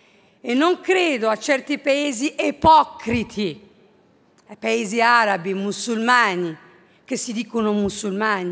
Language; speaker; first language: Italian; non-native, fluent; Arabic